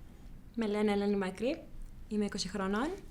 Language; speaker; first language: Greek; early bilingual, heritage; Greek